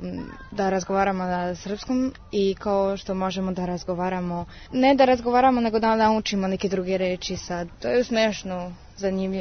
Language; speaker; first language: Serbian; early bilingual, heritage; Serbian